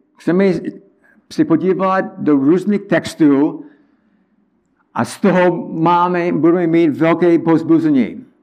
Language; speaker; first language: Czech; non-native, learner; English